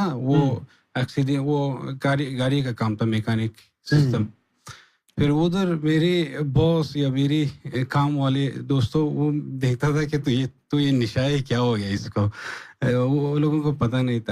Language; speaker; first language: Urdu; non-native, learner; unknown